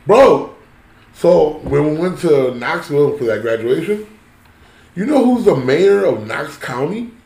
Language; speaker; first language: English; early bilingual, other home language; Spanish